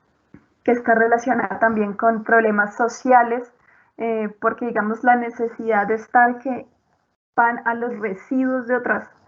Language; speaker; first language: Spanish; native; Spanish